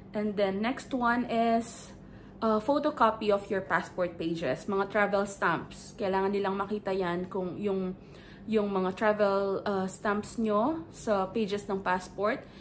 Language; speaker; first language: Filipino; native; Filipino